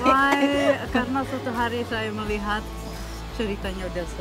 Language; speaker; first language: Indonesian; non-native, fluent; English